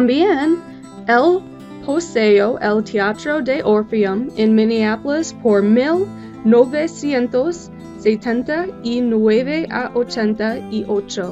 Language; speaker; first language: Spanish; non-native, learner; English